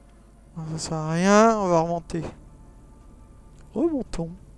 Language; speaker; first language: French; native; French